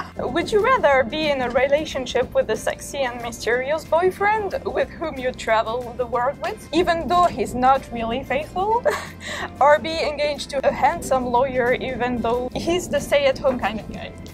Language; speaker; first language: English; non-native, fluent; French